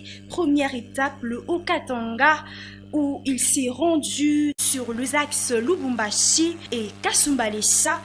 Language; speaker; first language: French; native; French